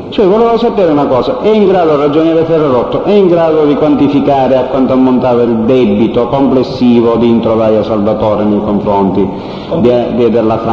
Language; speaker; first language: Italian; native; Italian